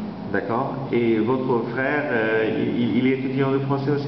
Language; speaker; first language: French; non-native, fluent; Bangla